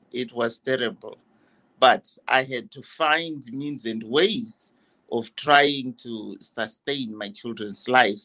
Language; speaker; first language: English; non-native, local second language; Shona